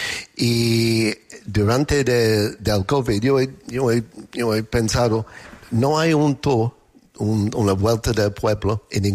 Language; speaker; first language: Spanish; non-native, learner; English